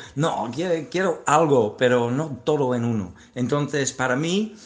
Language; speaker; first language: Spanish; non-native, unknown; English